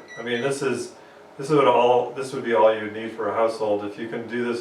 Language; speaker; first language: English; native; English